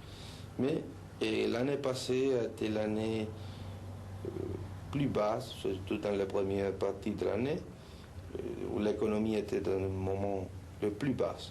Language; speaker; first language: French; non-native, fluent; Spanish